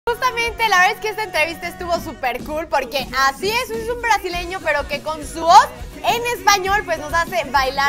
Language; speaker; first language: Spanish; native; Spanish